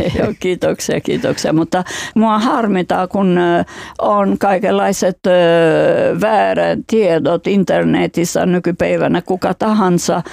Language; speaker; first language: Finnish; non-native, fluent; Albanian